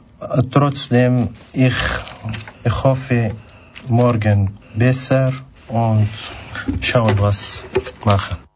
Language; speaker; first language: German; non-native, learner; Kurdish